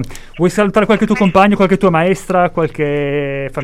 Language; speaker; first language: Italian; native; Italian